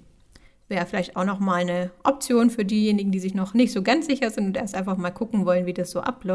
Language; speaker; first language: German; native; German